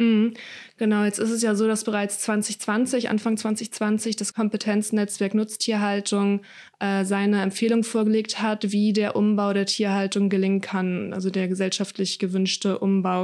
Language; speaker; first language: German; native; German